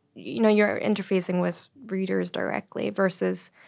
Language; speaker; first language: English; native; English